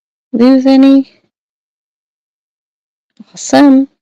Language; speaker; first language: English; native; English